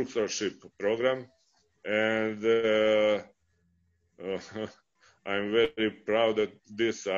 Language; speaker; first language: English; non-native, fluent; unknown